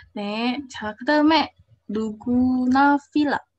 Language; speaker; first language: Korean; non-native, fluent; Indonesian